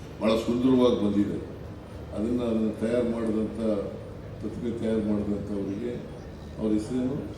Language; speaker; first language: Kannada; native; Kannada